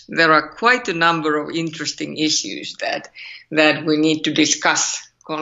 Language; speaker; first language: English; non-native, fluent; Finnish